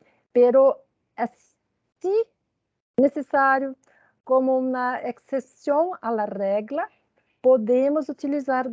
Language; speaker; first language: Spanish; non-native, fluent; Portuguese